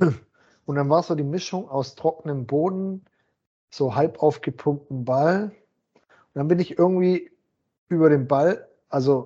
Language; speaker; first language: German; native; German